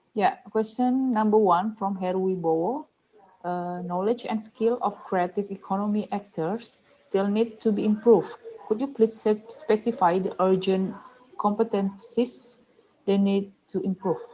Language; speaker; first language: English; non-native, fluent; Indonesian